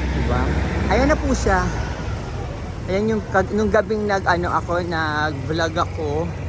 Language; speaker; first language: Filipino; native; Filipino